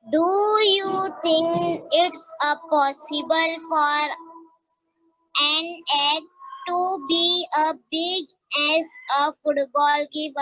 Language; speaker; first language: English; non-native, learner; Hindi